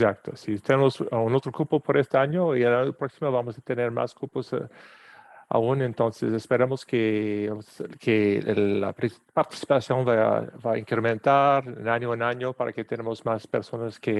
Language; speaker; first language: Spanish; non-native, fluent; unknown